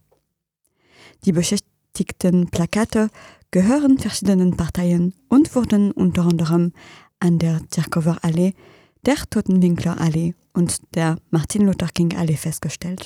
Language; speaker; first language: German; non-native, fluent; French